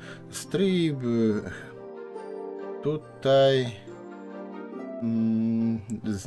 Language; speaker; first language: Polish; native; Polish